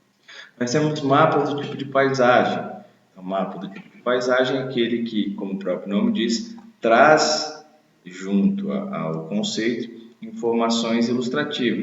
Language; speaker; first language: Portuguese; native; Portuguese